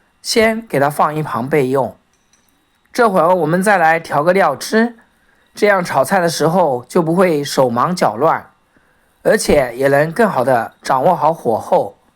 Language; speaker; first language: Chinese; native; Chinese